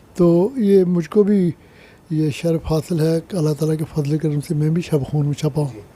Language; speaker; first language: Hindi; non-native, local second language; Punjabi